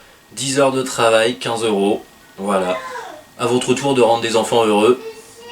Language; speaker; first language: French; native; French